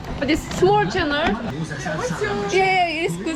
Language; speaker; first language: English; non-native, learner; Korean